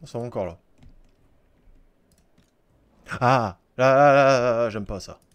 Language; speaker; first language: French; native; French